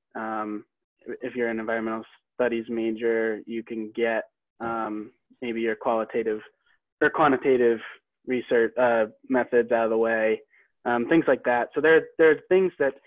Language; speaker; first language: English; native; English